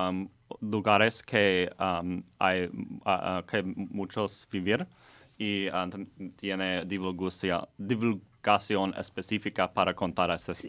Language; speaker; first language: Spanish; non-native, learner; English